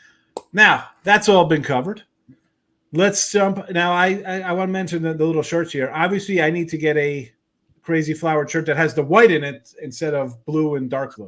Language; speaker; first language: English; native; English